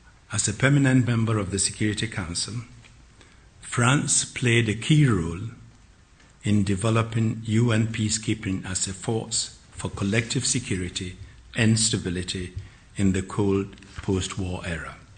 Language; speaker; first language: English; non-native, local second language; Akan